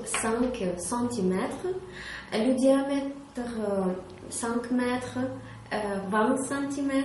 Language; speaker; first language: French; non-native, learner; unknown